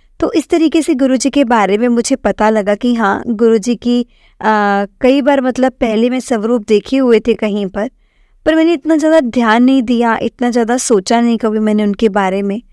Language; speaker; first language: Hindi; native; Hindi